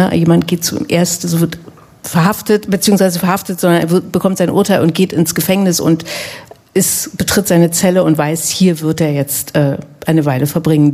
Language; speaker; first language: German; native; German